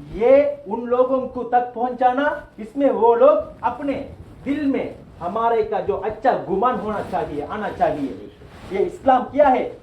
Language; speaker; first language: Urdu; non-native, local second language; Tamil